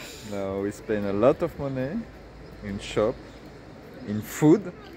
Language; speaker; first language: English; non-native, learner; French